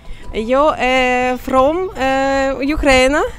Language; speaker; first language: Swedish; non-native, learner; Ukrainian